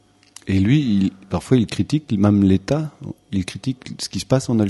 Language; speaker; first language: French; native; French